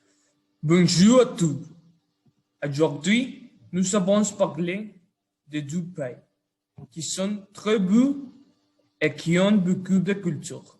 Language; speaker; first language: French; non-native, learner; Spanish